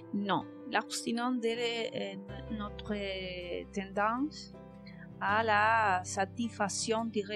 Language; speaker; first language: French; non-native, learner; Spanish